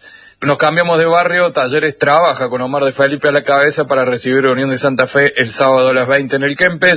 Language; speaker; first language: Spanish; native; Spanish